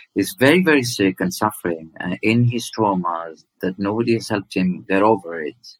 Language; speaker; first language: English; non-native, fluent; Greek